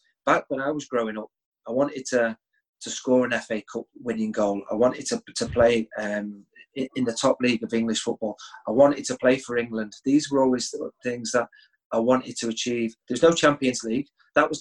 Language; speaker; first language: English; native; English